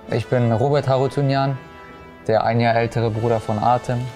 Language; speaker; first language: German; early bilingual, other home language; Armenian